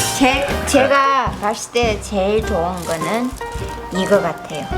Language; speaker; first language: Korean; non-native, learner; Chinese